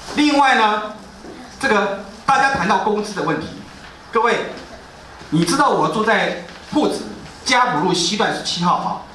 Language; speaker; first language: Chinese; native; Chinese